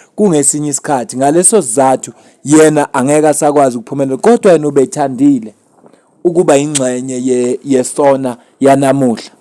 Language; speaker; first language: Zulu; native; Zulu